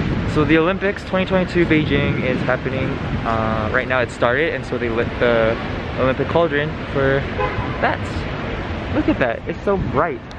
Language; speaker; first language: English; early bilingual, other home language; Korean